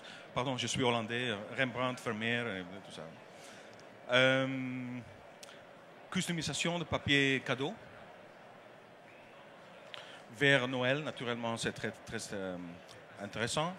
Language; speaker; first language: French; non-native, learner; Dutch